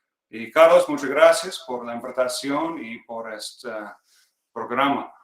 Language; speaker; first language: Spanish; non-native, fluent; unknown